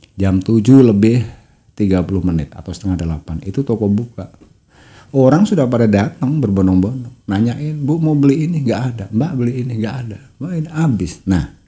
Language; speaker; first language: Indonesian; non-native, local second language; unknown